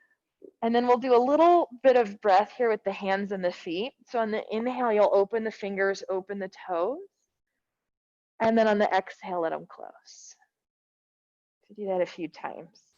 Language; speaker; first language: English; native; English